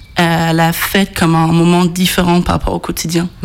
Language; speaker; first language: French; non-native, fluent; Danish